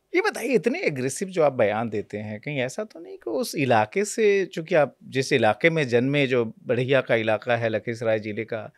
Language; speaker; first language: Hindi; native; Hindi